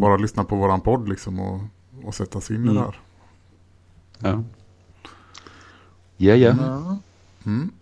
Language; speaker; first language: Swedish; native; Swedish